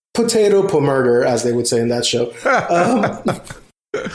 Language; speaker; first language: English; non-native, fluent; Persian